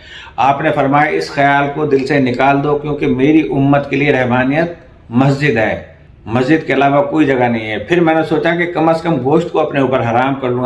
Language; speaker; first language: Urdu; native; Urdu